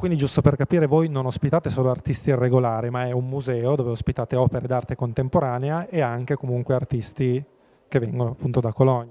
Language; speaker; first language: Italian; native; Italian